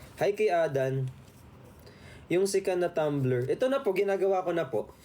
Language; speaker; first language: Filipino; native; Filipino